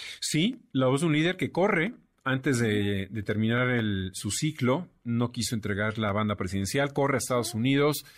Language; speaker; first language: Spanish; native; Spanish